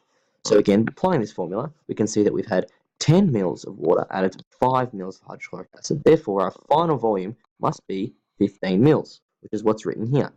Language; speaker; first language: English; native; English